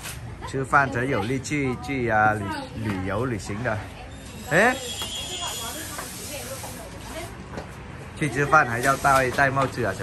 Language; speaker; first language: Chinese; non-native, fluent; Vietnamese